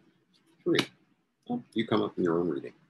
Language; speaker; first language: English; native; English